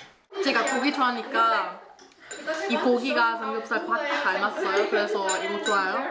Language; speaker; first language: Korean; early bilingual, heritage; German